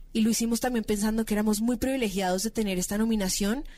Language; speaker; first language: Spanish; native; Spanish